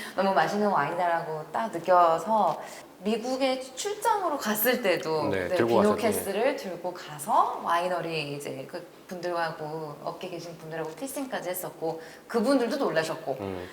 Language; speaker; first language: Korean; non-native, fluent; French